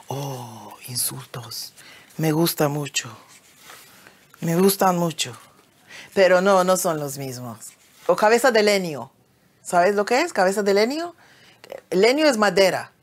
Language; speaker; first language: Spanish; early bilingual, heritage; Ladino